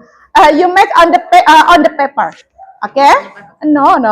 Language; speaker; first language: English; non-native, learner; Indonesian